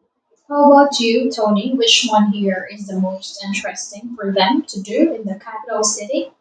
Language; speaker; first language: English; non-native, fluent; Vietnamese